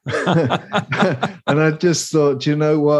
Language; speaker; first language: English; native; English